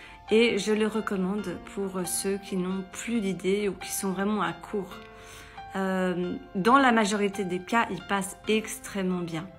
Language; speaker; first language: French; native; French